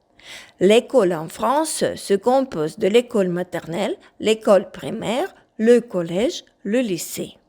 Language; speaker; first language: French; non-native, fluent; Ukrainian